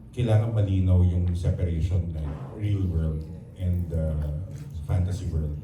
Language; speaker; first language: Filipino; native; Filipino